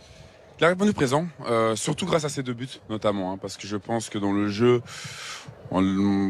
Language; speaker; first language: French; native; French